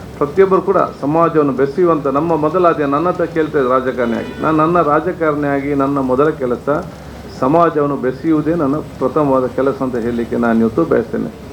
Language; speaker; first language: Kannada; non-native, local second language; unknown